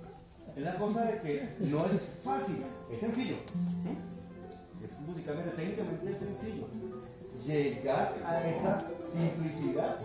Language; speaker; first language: Spanish; native; Spanish